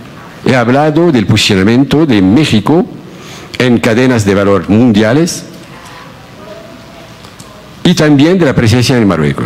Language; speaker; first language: Spanish; non-native, fluent; Arabic